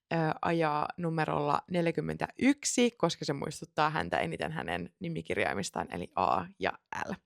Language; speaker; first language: Finnish; native; Finnish